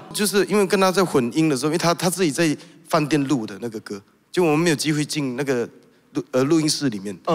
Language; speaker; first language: Chinese; native; Chinese